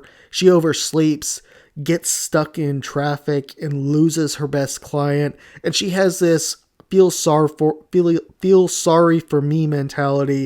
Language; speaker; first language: English; native; English